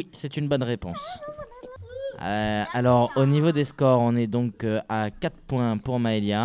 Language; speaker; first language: French; native; French